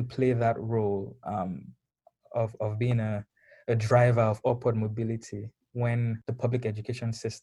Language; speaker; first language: English; non-native, local second language; Yoruba